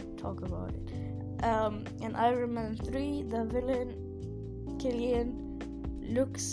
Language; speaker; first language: English; non-native, fluent; German